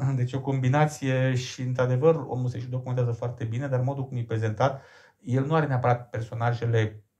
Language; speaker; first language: Romanian; native; Romanian